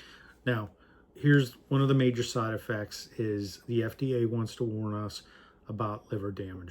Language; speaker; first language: English; native; English